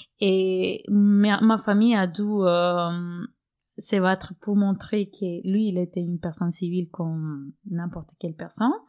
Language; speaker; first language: French; non-native, fluent; Spanish